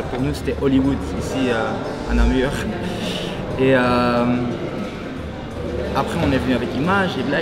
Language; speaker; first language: French; non-native, local second language; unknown